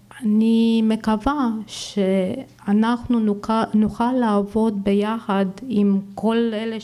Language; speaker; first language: Hebrew; non-native, fluent; Romanian